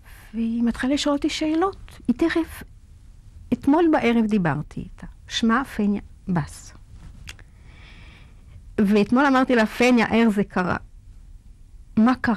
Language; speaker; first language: Hebrew; non-native, fluent; Yiddish